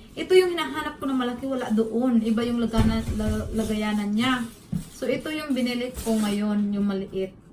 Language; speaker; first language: Filipino; non-native, local second language; Cebuano